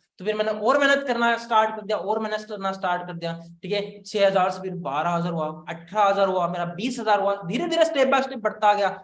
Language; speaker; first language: Hindi; non-native, local second language; Marathi